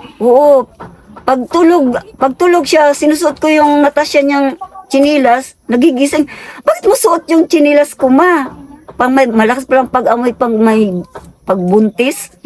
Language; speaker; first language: Filipino; non-native, local second language; Cebuano